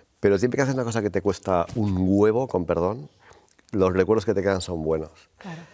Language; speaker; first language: Spanish; native; Spanish